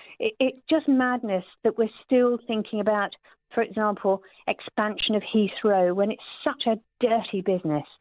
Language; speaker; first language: English; native; English